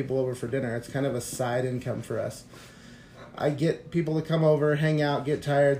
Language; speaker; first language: English; native; English